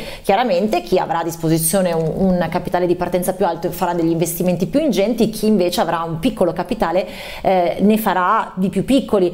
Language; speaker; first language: Italian; native; Italian